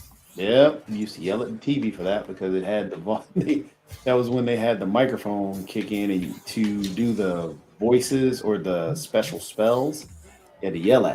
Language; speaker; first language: English; native; English